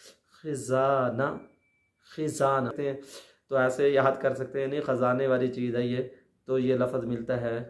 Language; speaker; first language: Urdu; native; Urdu